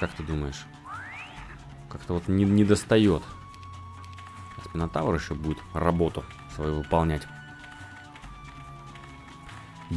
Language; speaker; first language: Russian; native; Russian